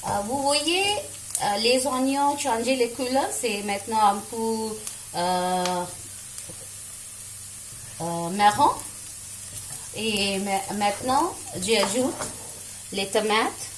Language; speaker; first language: French; non-native, learner; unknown